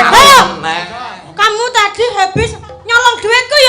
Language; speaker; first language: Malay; non-native, local second language; Javanese